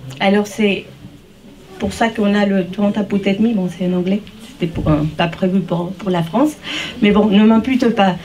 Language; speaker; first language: French; early bilingual, heritage; Spanish